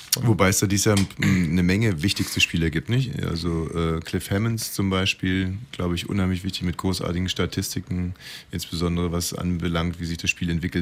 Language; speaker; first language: German; native; German